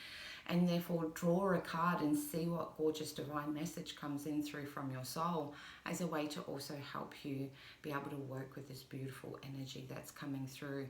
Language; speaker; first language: English; native; English